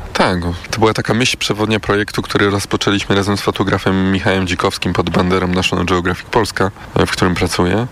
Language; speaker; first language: Polish; native; Polish